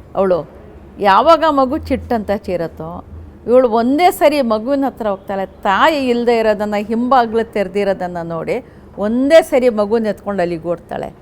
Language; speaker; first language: Kannada; non-native, local second language; Urdu